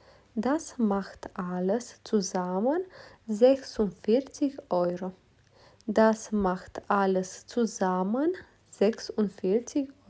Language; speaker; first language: German; non-native, fluent; Romanian